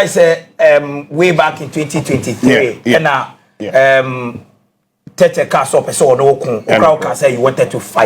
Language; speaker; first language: English; non-native, local second language; Akan